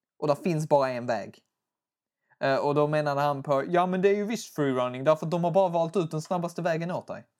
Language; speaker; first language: Swedish; native; Swedish